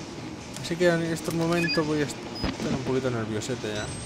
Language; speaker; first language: Spanish; native; Spanish